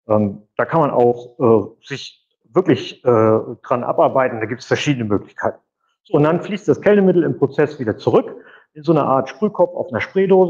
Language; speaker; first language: German; native; German